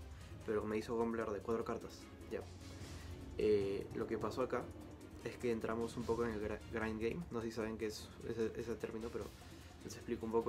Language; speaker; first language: Spanish; native; Spanish